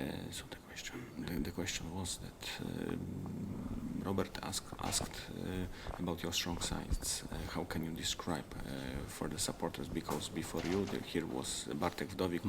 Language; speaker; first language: English; non-native, fluent; Polish